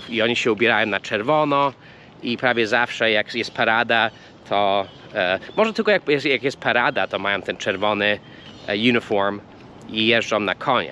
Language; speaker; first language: Polish; non-native, fluent; English